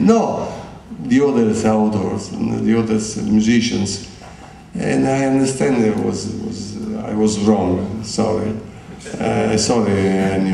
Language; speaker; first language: English; non-native, learner; Italian